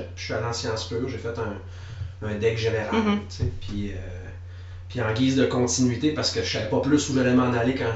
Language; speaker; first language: French; native; French